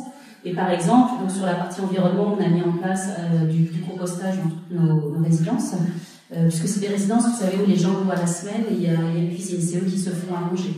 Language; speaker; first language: French; native; French